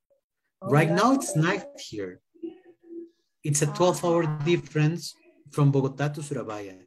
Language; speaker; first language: English; non-native, fluent; Spanish